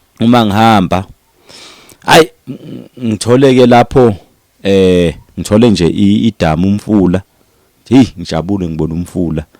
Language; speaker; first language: Zulu; native; Zulu